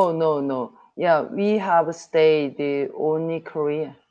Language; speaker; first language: English; non-native, learner; Korean